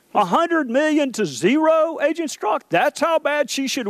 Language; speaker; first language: English; native; English